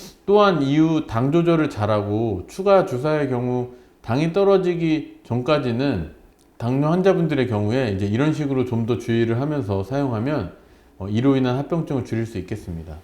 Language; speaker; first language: Korean; native; Korean